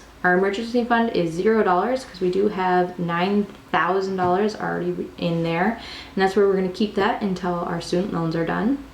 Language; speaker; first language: English; native; English